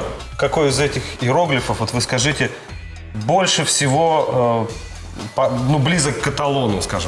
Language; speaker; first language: Russian; native; Russian